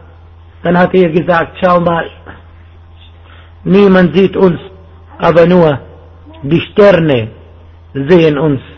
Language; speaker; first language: German; non-native, fluent; Arabic